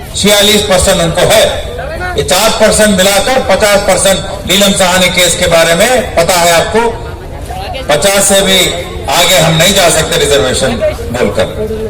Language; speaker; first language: Urdu; native; Urdu